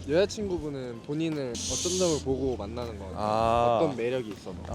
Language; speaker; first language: Korean; native; Korean